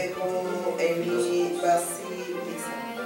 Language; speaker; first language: Greek; non-native, learner; Spanish